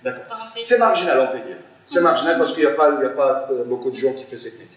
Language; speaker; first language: French; non-native, fluent; Turkish